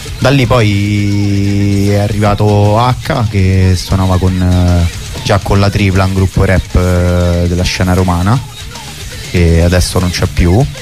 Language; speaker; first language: Italian; native; Italian